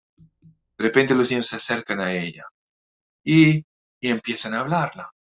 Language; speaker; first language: Spanish; non-native, fluent; French